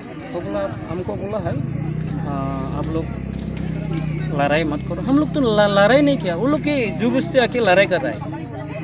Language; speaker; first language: Hindi; non-native, local second language; Bangla